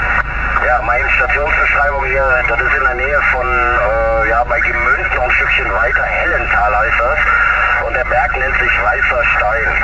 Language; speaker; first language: German; native; German